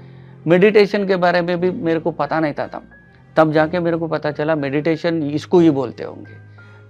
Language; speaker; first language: Hindi; non-native, local second language; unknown